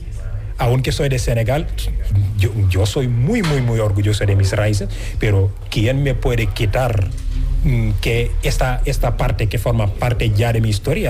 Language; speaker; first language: Spanish; non-native, fluent; Wolof